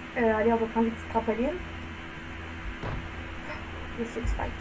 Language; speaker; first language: French; native; French